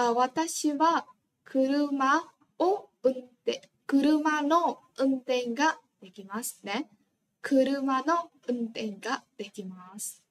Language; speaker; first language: Japanese; non-native, fluent; Vietnamese